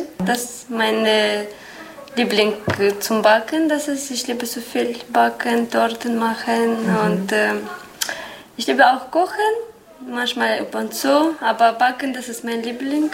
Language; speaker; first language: German; non-native, learner; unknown